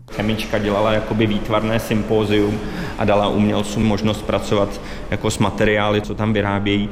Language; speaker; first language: Czech; native; Czech